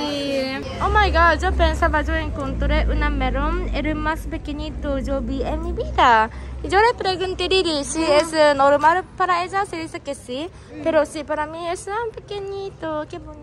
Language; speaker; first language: Spanish; non-native, learner; Japanese